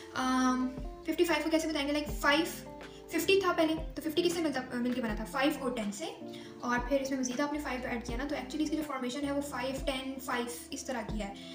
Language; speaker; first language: Urdu; native; Urdu